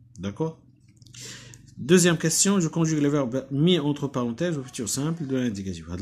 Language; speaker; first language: French; non-native, local second language; Arabic